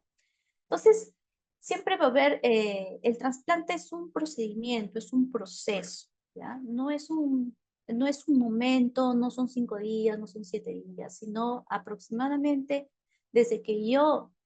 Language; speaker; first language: Spanish; native; Spanish